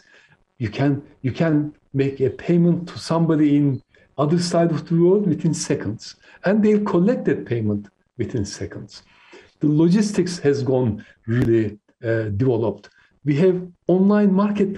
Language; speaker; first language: English; non-native, fluent; Turkish